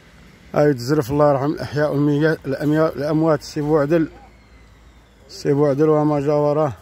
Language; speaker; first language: Arabic; native; Arabic